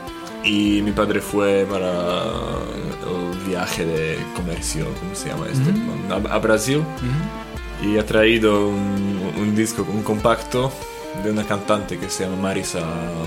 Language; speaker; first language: Spanish; non-native, fluent; Slovak